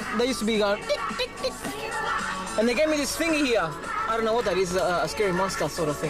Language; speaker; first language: English; early bilingual, other home language; Spanish